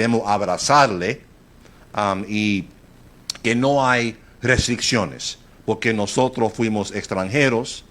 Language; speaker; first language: Spanish; native; Spanish